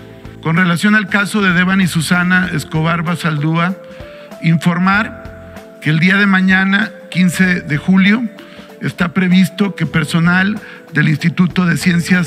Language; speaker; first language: Spanish; native; Spanish